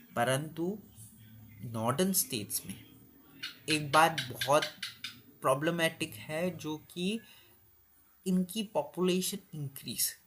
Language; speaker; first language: Hindi; non-native, local second language; Assamese